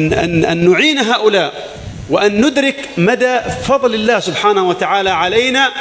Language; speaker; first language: Arabic; native; Arabic